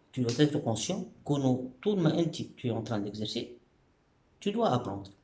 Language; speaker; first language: French; non-native, local second language; Arabic